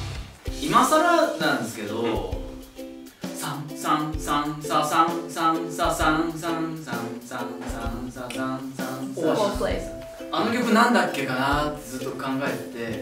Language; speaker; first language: Japanese; native; Japanese